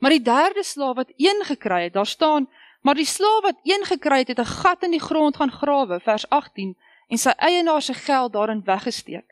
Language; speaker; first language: Afrikaans; native; Afrikaans